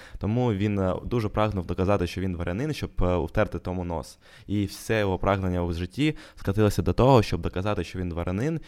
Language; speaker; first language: Ukrainian; native; Ukrainian